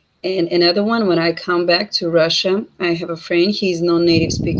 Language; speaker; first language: English; non-native, fluent; Russian